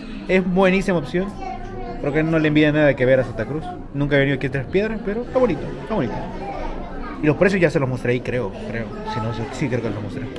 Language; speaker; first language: Spanish; native; Spanish